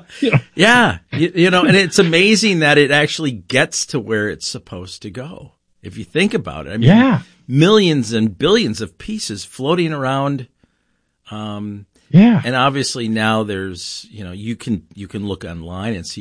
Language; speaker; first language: English; native; English